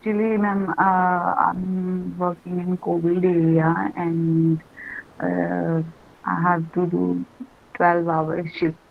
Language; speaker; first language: English; non-native, learner; Hindi